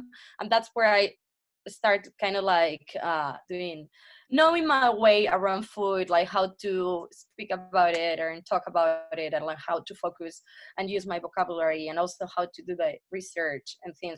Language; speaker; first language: English; non-native, fluent; Spanish